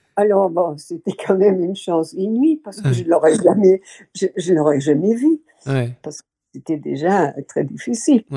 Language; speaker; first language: French; non-native, fluent; Dutch